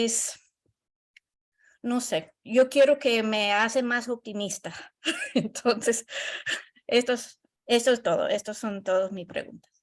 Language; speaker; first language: Spanish; non-native, learner; English